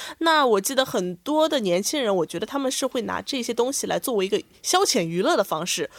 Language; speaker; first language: Chinese; native; Chinese